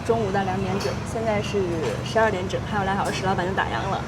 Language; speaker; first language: Chinese; native; Chinese